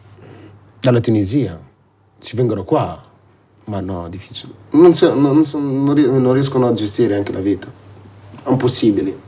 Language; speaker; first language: Italian; non-native, learner; Arabic